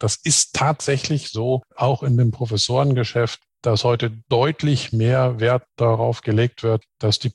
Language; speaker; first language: German; native; German